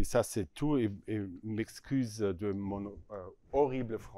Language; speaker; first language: French; non-native, learner; German